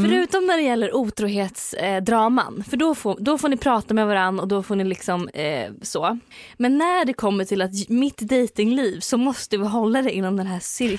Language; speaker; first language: Swedish; native; Swedish